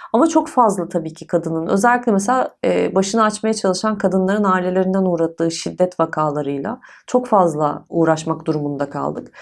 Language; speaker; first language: Turkish; native; Turkish